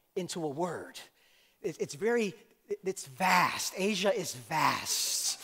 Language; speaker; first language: English; native; English